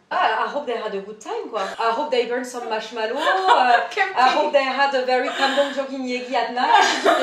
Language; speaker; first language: English; non-native, fluent; French